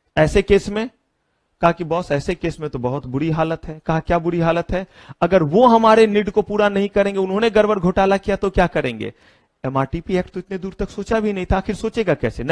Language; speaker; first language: Hindi; native; Hindi